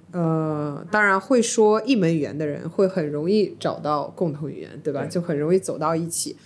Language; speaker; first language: Chinese; early bilingual, heritage; Chinese